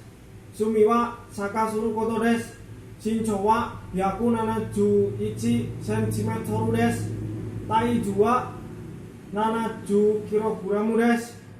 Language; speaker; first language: Japanese; non-native, learner; Indonesian